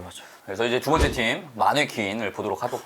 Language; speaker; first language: Korean; native; Korean